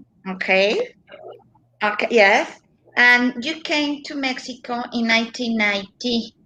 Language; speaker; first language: English; non-native, learner; Spanish